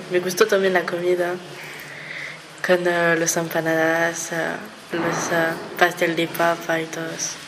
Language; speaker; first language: Spanish; non-native, learner; French